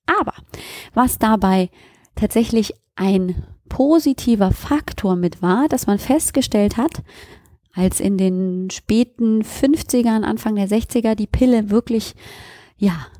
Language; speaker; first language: German; native; German